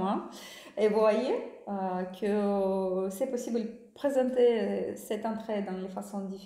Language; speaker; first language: French; non-native, learner; Russian